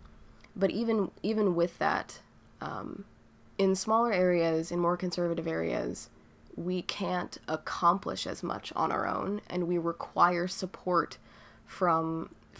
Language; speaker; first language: English; native; English